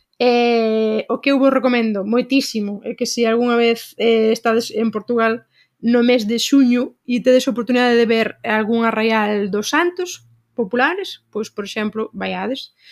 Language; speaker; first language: Galician; native; Galician